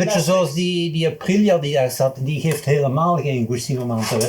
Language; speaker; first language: Dutch; native; Dutch